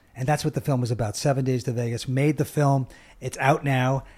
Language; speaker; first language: English; native; English